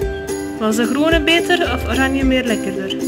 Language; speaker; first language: Dutch; non-native, fluent; Urdu